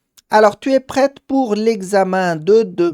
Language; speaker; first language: French; non-native, fluent; Portuguese